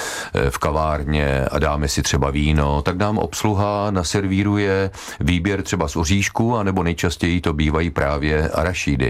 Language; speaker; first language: Czech; native; Czech